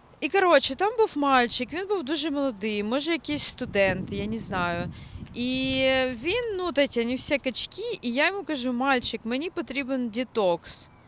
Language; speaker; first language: Ukrainian; non-native, local second language; Russian